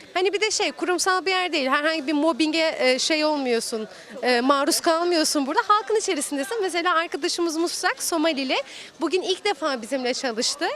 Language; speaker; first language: Turkish; native; Turkish